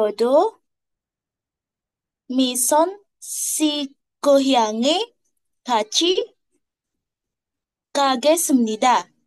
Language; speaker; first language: Korean; non-native, learner; Indonesian